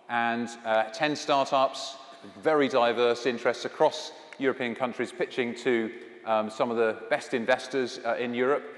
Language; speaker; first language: English; native; English